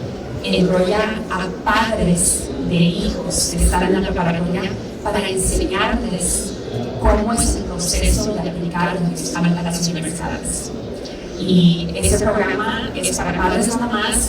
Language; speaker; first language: Spanish; early bilingual, heritage; Spanish